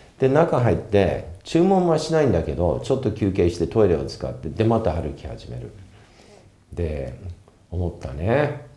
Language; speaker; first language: Japanese; non-native, fluent; English